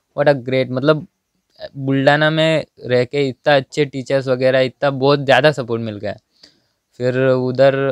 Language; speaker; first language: Hindi; non-native, local second language; Marathi